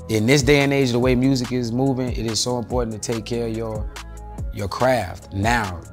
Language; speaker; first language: English; native; English